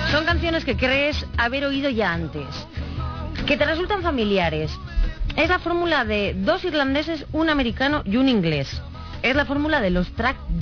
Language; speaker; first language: Spanish; native; Spanish